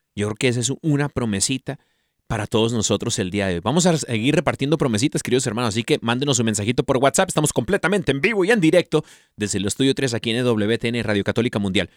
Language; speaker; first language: Spanish; early bilingual, heritage; Spanish